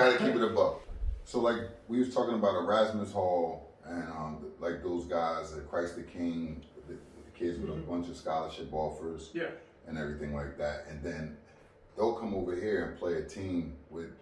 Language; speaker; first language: English; native; English